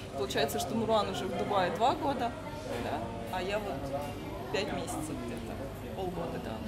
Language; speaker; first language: Russian; native; Russian